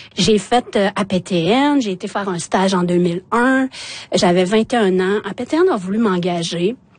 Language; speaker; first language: French; non-native, local second language; Innu-aimun